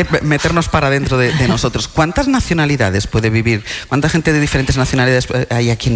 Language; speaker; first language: Spanish; native; Spanish